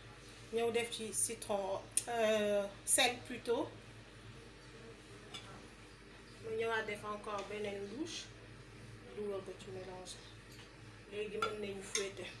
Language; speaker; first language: French; non-native, local second language; Wolof